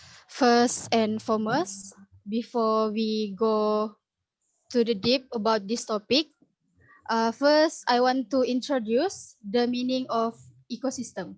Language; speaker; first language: English; non-native, learner; Indonesian